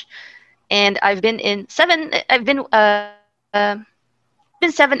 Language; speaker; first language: English; non-native, local second language; Filipino